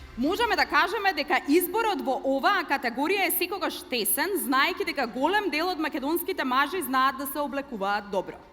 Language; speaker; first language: Macedonian; native; Macedonian